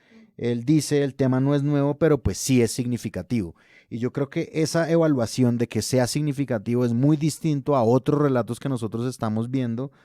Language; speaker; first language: Spanish; native; Spanish